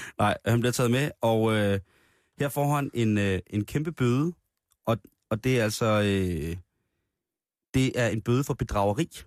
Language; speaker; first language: Danish; native; Danish